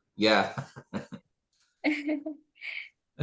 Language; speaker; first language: English; non-native, learner; Khmer